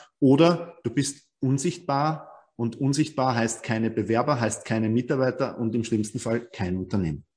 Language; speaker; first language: German; native; German